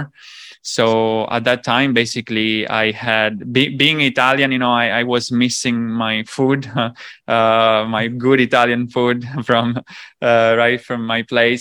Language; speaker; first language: English; non-native, fluent; Italian